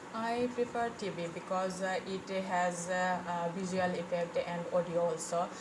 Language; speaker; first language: English; non-native, fluent; Bangla